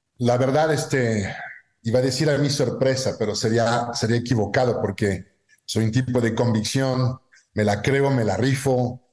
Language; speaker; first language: Spanish; non-native, fluent; French